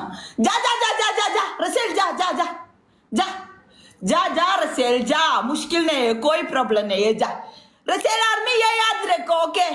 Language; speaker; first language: Hindi; non-native, learner; Bangla